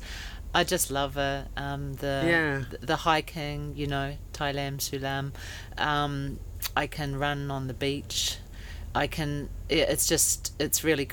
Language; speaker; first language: English; native; English